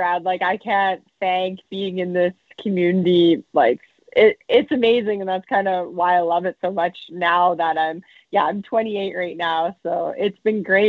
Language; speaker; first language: English; native; English